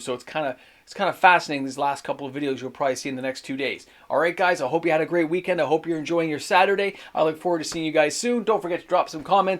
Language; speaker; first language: English; native; English